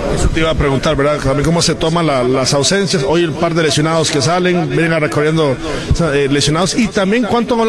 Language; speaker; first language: Spanish; native; Spanish